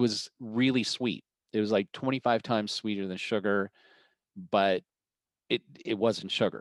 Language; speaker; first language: English; native; English